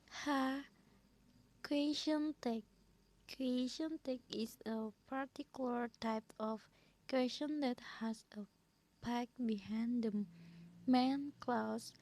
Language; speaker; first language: English; non-native, learner; Indonesian